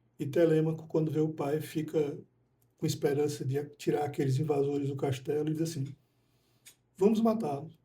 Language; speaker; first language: Portuguese; native; Portuguese